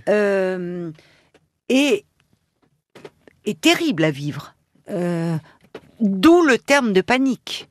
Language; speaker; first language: French; native; French